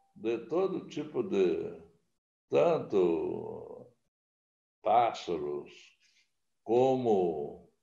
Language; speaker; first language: Portuguese; native; Portuguese